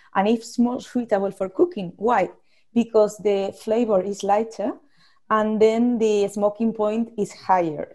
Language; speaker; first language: English; non-native, fluent; Spanish